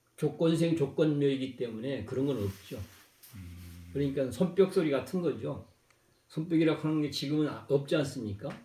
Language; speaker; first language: Korean; native; Korean